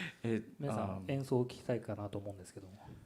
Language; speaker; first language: Japanese; native; Japanese